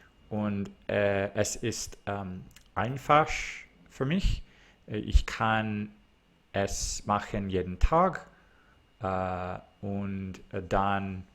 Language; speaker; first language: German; non-native, learner; English